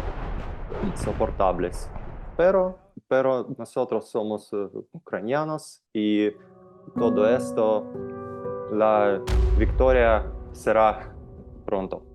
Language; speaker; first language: Spanish; non-native, fluent; Ukrainian